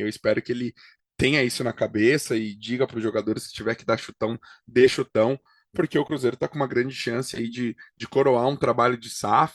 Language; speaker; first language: Portuguese; native; Portuguese